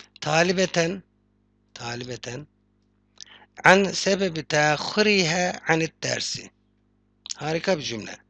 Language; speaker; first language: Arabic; non-native, fluent; Turkish